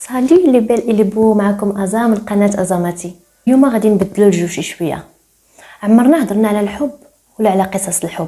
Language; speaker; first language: Arabic; native; Arabic